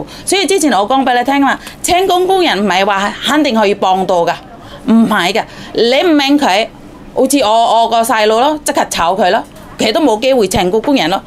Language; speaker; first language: Cantonese; non-native, fluent; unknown